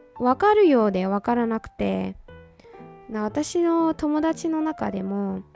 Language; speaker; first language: Japanese; non-native, fluent; Burmese